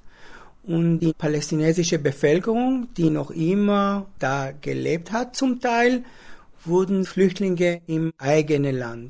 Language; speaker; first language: German; non-native, fluent; Hebrew